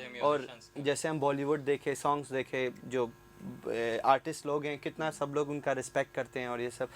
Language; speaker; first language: Hindi; non-native, fluent; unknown